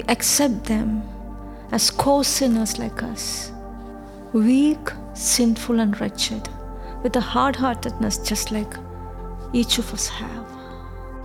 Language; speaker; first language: English; non-native, local second language; Malayalam